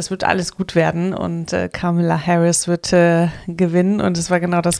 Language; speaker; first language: German; native; German